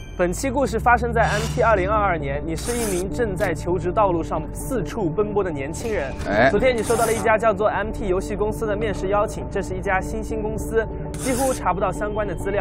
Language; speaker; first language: Chinese; native; Chinese